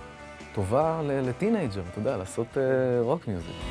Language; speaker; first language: Hebrew; native; Hebrew